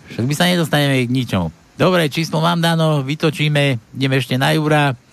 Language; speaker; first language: Slovak; native; Slovak